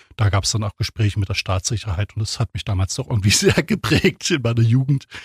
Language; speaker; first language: German; native; German